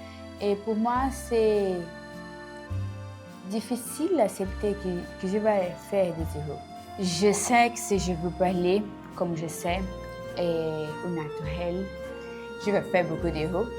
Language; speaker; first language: French; non-native, learner; Portuguese